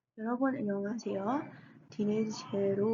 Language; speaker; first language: Korean; non-native, learner; Burmese